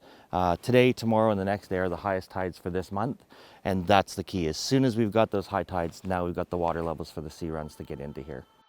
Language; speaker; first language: English; native; English